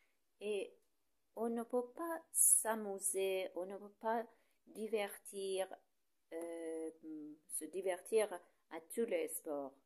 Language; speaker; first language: French; non-native, fluent; Persian